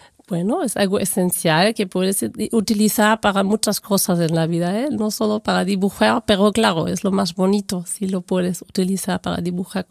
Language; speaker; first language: Spanish; non-native, fluent; German